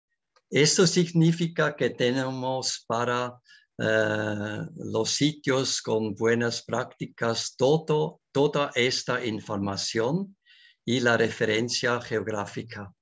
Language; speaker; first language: Spanish; non-native, learner; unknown